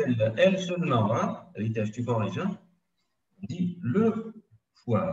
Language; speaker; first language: French; non-native, local second language; Arabic